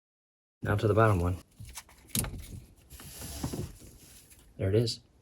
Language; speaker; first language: English; native; English